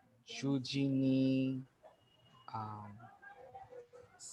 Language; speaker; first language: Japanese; non-native, learner; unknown